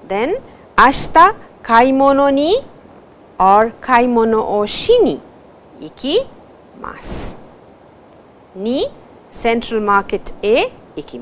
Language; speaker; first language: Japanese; non-native, fluent; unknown